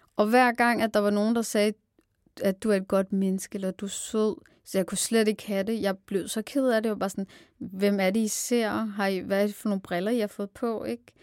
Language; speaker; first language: Danish; early bilingual, other home language; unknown